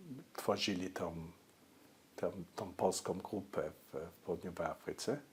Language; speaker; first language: Polish; early bilingual, heritage; Polish